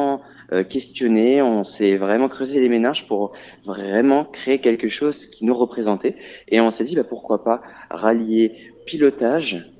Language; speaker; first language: French; native; French